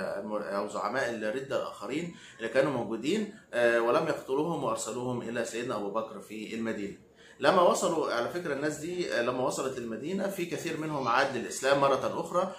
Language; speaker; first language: Arabic; native; Arabic